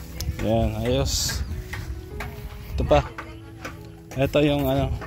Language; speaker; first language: Filipino; non-native, local second language; Hiligaynon